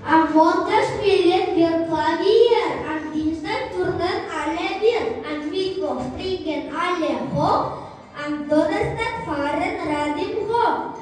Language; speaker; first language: German; non-native, learner; Kyrgyz